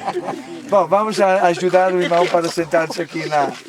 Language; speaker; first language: Portuguese; non-native, fluent; Spanish